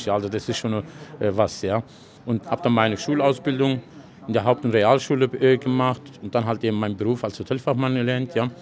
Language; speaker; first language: German; early bilingual, other home language; Turkish